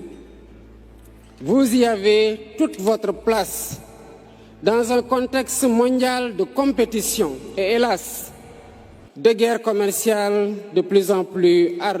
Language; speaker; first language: French; non-native, local second language; Serer